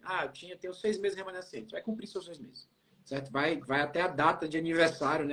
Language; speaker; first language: Portuguese; native; Portuguese